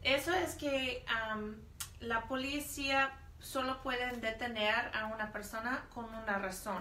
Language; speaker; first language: Spanish; non-native, fluent; English